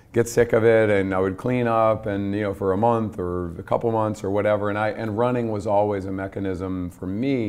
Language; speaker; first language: English; native; English